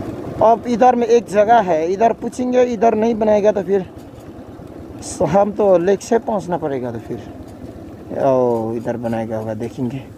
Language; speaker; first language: Hindi; non-native, learner; Nepali